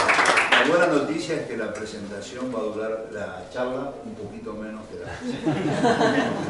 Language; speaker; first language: Spanish; native; Spanish